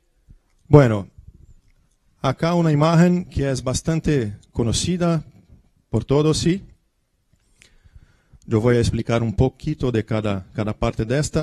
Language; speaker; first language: Spanish; non-native, learner; Portuguese